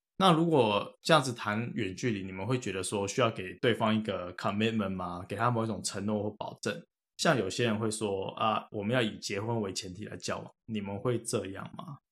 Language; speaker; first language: Chinese; native; Chinese